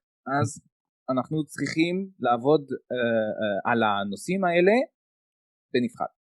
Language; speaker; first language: Hebrew; non-native, fluent; French